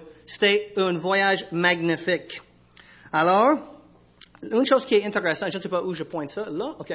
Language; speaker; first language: French; non-native, fluent; English